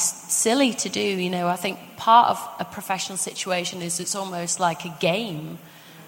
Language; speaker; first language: English; native; English